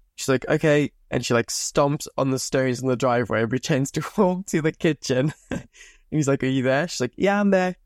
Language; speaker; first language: English; native; English